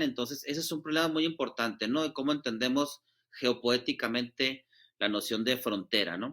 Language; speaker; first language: Spanish; native; Spanish